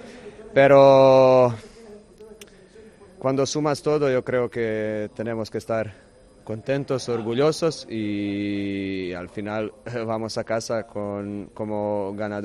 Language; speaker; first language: Spanish; non-native, fluent; Croatian